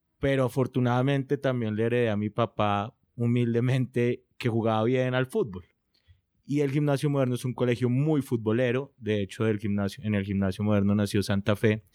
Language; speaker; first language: Spanish; native; Spanish